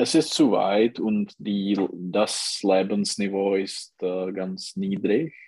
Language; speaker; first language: German; non-native, learner; Czech